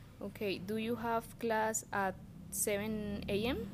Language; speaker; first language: English; non-native, learner; Spanish